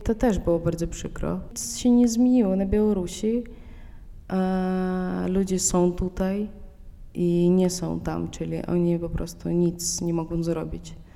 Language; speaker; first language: Polish; non-native, fluent; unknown